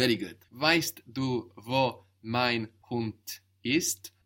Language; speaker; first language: German; non-native, fluent; English